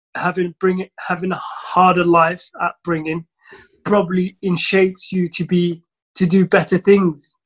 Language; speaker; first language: English; early bilingual, other home language; Somali